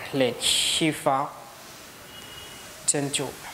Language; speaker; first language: Vietnamese; non-native, learner; Hindi